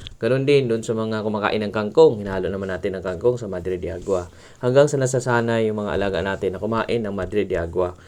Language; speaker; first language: Filipino; non-native, local second language; Cebuano